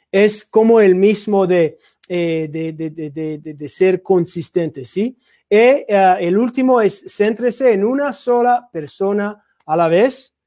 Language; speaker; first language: Spanish; non-native, learner; English